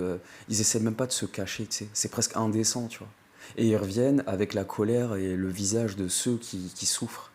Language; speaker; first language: French; native; French